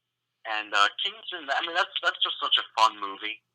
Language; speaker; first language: English; native; English